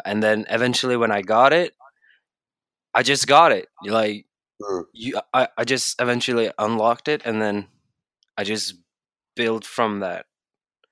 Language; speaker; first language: English; non-native, fluent; Norwegian